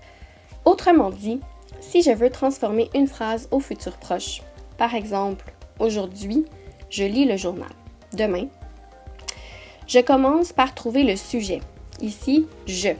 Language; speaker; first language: French; native; French